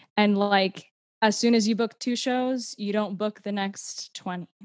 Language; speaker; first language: English; native; English